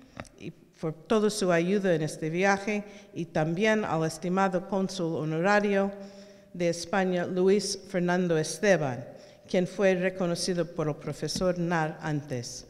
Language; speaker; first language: Spanish; early bilingual, heritage; Ladino